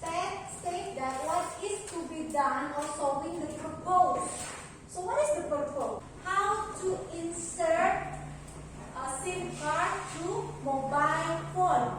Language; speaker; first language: English; non-native, fluent; Indonesian